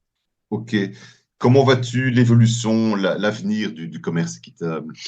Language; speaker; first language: French; native; French